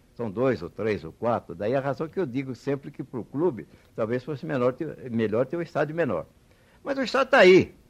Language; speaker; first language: Portuguese; native; Portuguese